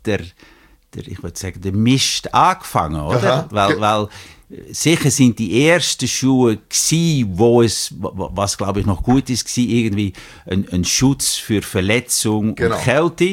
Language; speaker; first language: German; native; German